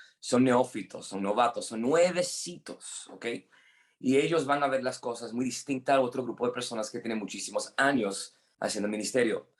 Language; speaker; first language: Spanish; non-native, fluent; English